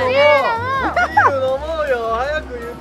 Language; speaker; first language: Japanese; non-native, fluent; Chinese